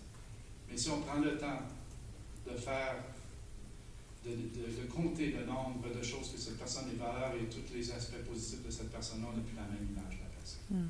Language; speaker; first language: French; native; French